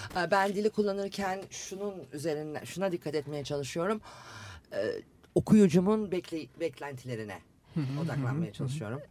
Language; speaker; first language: Turkish; native; Turkish